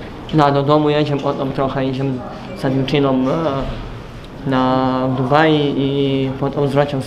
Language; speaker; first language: Polish; non-native, learner; Serbian